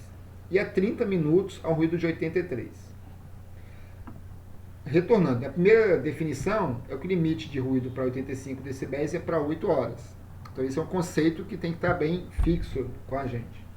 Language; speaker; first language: Portuguese; native; Portuguese